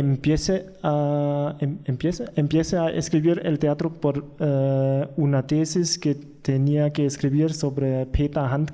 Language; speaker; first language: Spanish; non-native, learner; German